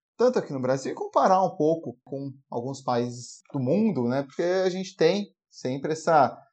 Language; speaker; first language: Portuguese; non-native, fluent; French